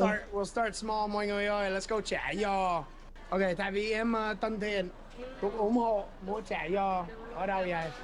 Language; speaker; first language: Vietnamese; non-native, fluent; English